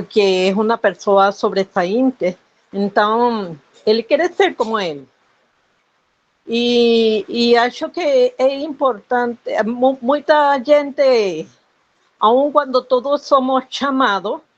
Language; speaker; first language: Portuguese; non-native, fluent; Spanish